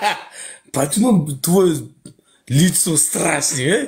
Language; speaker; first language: Russian; non-native, learner; Uzbek